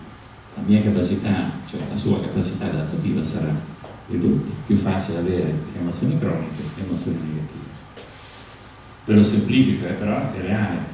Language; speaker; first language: Italian; native; Italian